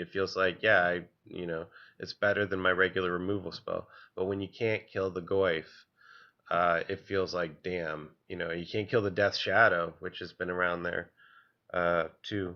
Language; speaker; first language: English; native; English